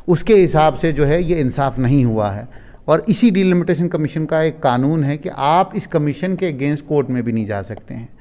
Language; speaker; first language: Hindi; non-native, local second language; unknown